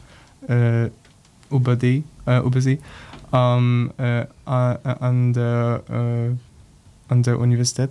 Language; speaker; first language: German; non-native, learner; Polish